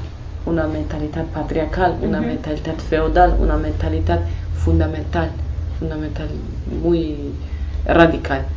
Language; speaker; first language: Spanish; non-native, learner; Kurdish